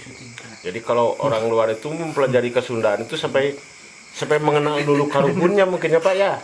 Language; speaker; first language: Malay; non-native, local second language; Sundanese